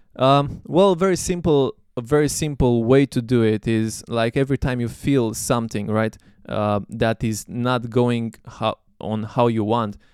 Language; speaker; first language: English; non-native, fluent; Romanian